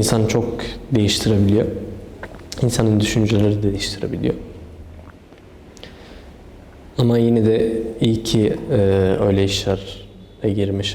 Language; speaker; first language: Turkish; early bilingual, other home language; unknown